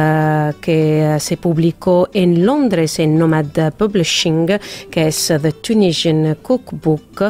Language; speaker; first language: Spanish; non-native, fluent; Arabic